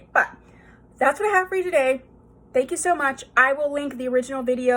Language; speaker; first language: English; native; English